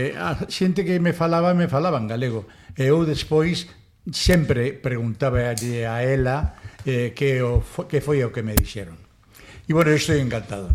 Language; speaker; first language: Galician; non-native, local second language; Spanish